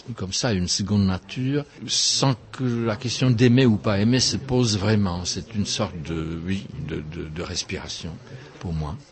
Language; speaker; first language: French; non-native, fluent; Czech